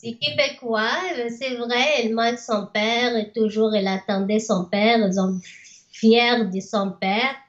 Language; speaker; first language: French; non-native, learner; Arabic